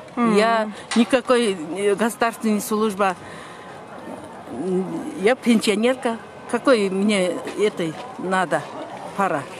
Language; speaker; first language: Russian; non-native, local second language; Kyrgyz